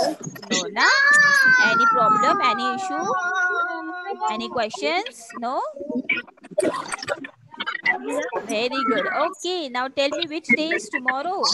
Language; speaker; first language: English; non-native, local second language; Hindi